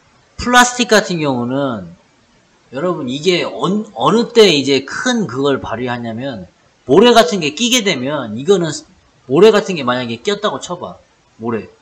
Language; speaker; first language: Korean; native; Korean